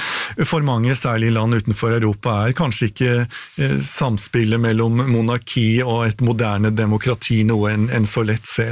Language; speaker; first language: Norwegian; native; Norwegian